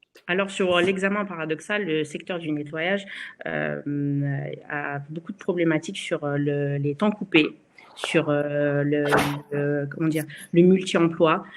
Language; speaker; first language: French; native; French